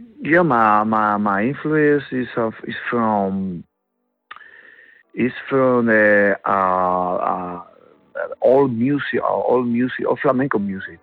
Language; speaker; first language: English; non-native, learner; Spanish